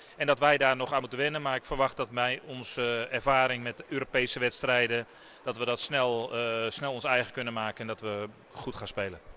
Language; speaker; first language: Dutch; native; Dutch